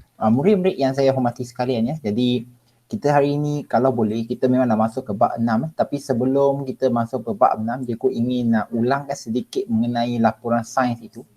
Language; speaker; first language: Malay; non-native, local second language; Chinese